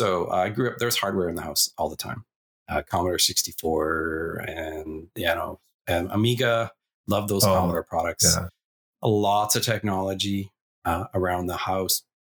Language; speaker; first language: English; native; English